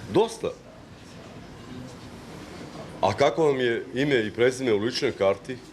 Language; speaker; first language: Bosnian; native; Bosnian